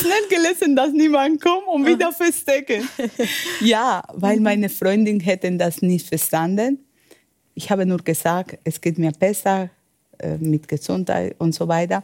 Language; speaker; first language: German; non-native, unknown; Spanish